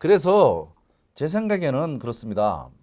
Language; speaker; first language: Korean; native; Korean